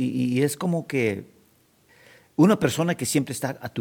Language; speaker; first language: Spanish; early bilingual, heritage; Spanish